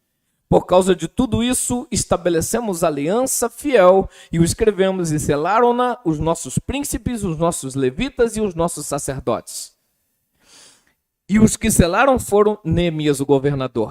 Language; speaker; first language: Portuguese; native; Portuguese